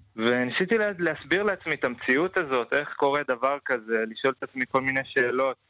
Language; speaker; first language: Hebrew; native; Hebrew